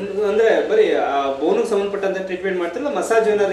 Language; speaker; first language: Kannada; native; Kannada